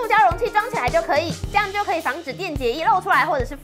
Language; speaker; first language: Chinese; native; Chinese